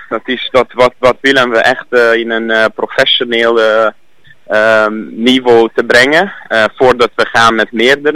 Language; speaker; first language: Dutch; non-native, learner; Hungarian